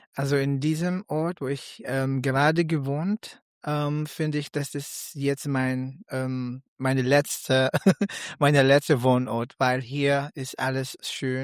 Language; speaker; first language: German; non-native, learner; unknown